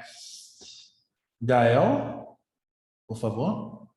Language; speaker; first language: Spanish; non-native, learner; Portuguese